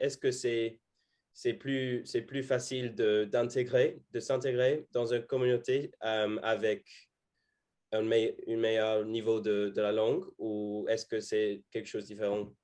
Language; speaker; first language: French; non-native, fluent; English